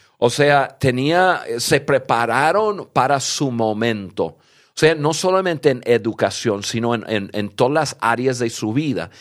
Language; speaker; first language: Spanish; early bilingual, heritage; English